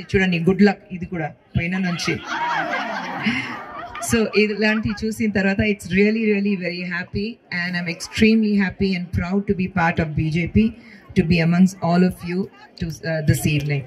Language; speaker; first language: Telugu; non-native, fluent; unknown